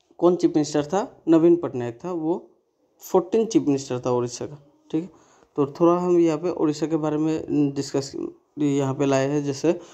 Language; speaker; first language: Hindi; non-native, local second language; Bangla